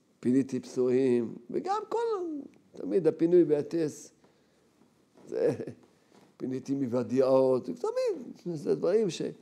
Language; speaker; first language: Hebrew; early bilingual, other home language; Arabic